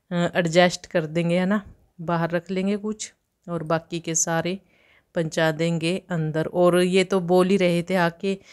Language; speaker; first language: Hindi; native; Hindi